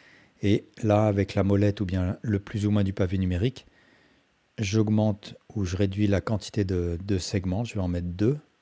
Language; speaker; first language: French; native; French